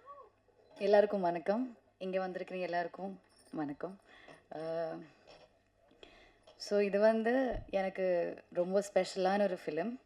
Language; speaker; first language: Tamil; non-native, learner; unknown